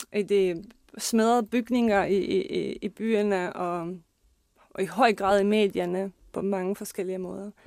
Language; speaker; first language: Danish; non-native, fluent; Bosnian